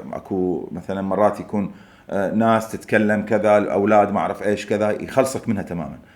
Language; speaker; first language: Arabic; native; Arabic